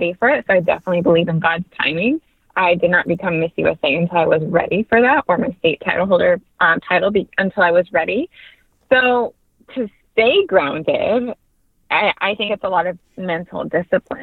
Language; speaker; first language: English; native; English